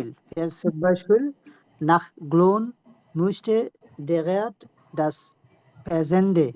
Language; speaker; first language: German; non-native, learner; Bangla